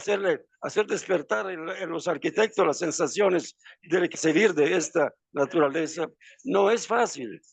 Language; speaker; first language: Spanish; non-native, fluent; Italian